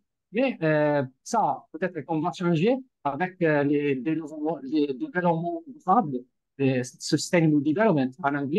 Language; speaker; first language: French; non-native, fluent; Italian